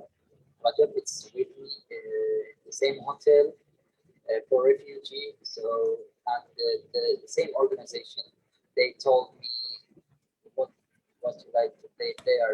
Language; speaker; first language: English; non-native, learner; Arabic